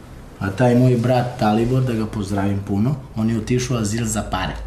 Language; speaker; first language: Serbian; non-native, local second language; Romany